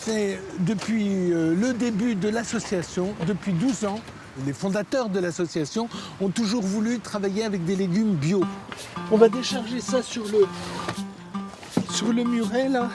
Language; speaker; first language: French; native; French